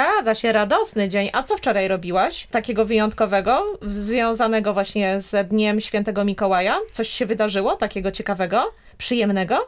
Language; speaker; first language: Polish; native; Polish